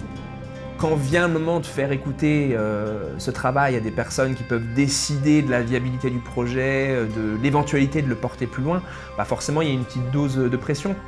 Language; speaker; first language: French; native; French